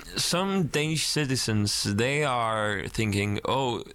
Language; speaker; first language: English; non-native, fluent; Danish